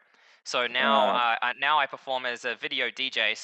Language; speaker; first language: English; native; English